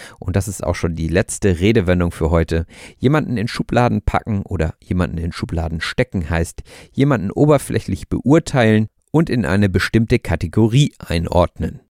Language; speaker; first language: German; native; German